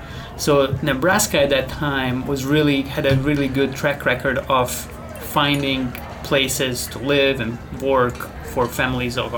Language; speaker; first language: English; non-native, fluent; Bosnian